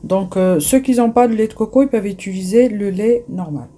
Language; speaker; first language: French; non-native, local second language; Arabic